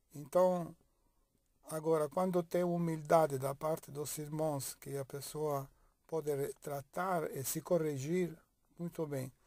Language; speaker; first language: Portuguese; non-native, fluent; Italian